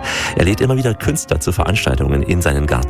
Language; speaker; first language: German; native; German